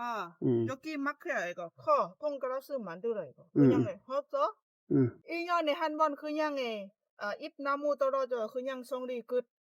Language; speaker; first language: Korean; non-native, learner; Lao